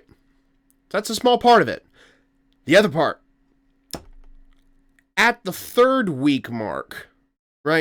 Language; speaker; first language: English; native; English